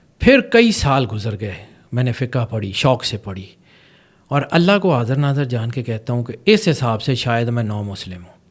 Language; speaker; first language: Urdu; non-native, local second language; Punjabi